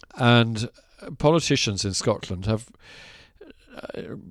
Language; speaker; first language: English; native; English